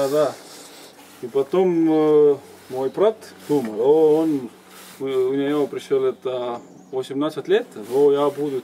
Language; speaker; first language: Russian; non-native, learner; Estonian